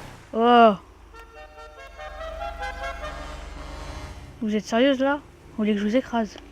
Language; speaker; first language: French; native; French